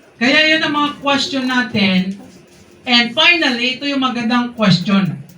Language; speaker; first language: Filipino; non-native, local second language; Hiligaynon